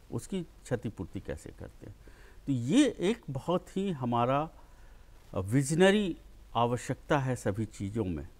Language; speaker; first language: Hindi; native; Hindi